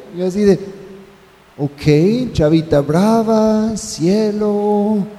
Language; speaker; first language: Spanish; non-native, fluent; English